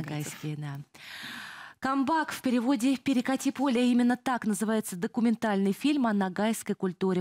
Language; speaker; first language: Russian; native; Russian